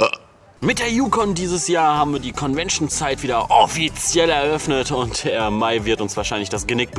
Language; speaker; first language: German; native; German